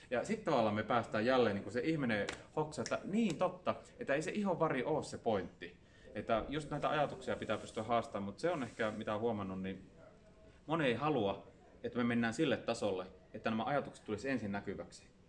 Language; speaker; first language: Finnish; native; Finnish